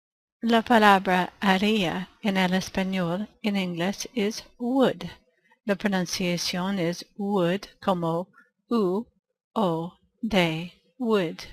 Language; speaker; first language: Spanish; non-native, fluent; English